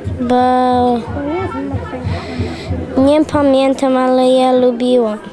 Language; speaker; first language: Polish; early bilingual, heritage; Polish